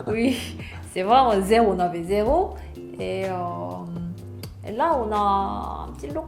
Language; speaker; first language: French; non-native, learner; Korean